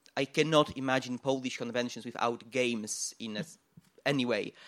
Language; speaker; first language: English; non-native, fluent; Polish